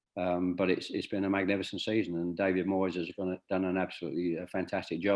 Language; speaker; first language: English; native; English